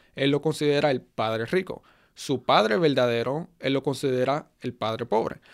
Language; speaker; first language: Spanish; early bilingual, heritage; Spanish